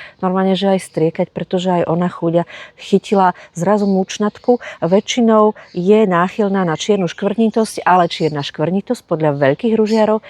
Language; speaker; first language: Slovak; native; Slovak